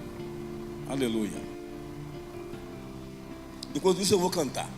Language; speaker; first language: Portuguese; native; Portuguese